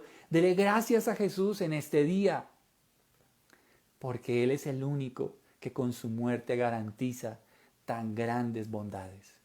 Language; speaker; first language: Spanish; native; Spanish